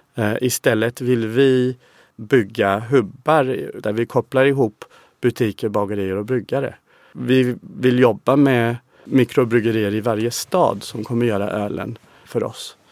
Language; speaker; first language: Swedish; non-native, fluent; English